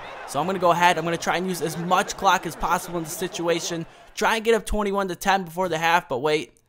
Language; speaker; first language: English; native; English